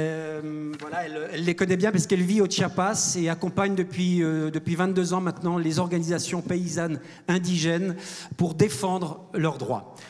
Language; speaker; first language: French; native; French